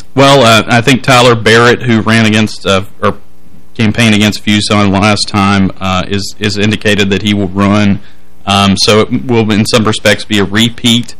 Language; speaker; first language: English; native; English